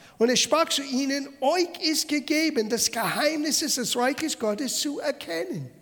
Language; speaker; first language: German; non-native, fluent; English